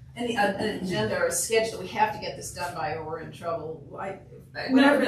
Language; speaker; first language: English; native; English